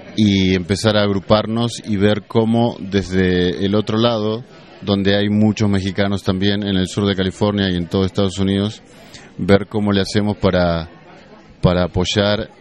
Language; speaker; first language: Spanish; native; Spanish